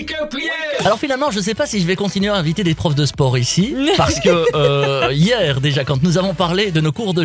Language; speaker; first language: French; native; French